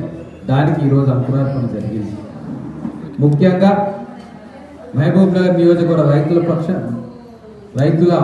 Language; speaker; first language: Telugu; native; Telugu